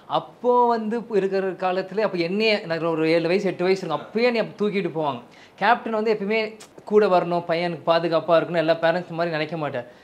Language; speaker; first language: Tamil; native; Tamil